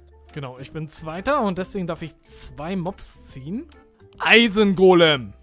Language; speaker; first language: German; native; German